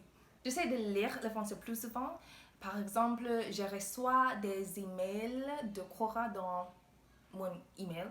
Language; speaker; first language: French; non-native, learner; English